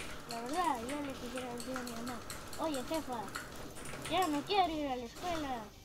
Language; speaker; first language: Spanish; native; Spanish